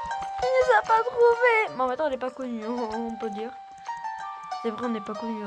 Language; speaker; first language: French; native; French